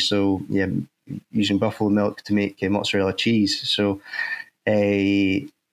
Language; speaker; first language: English; native; English